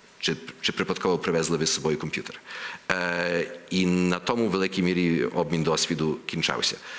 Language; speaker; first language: Ukrainian; early bilingual, heritage; Ukrainian